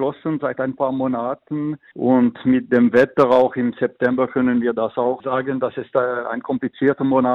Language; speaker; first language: German; non-native, local second language; French